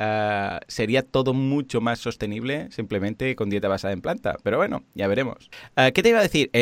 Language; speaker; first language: Spanish; native; Spanish